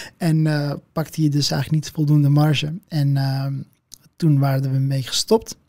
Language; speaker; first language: Dutch; early bilingual, other home language; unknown